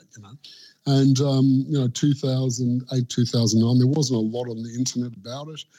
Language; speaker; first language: English; native; English